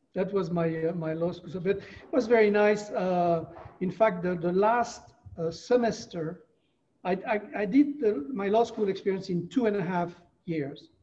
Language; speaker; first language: English; non-native, fluent; French